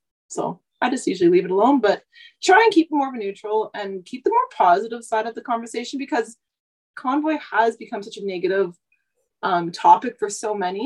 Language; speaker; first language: English; native; English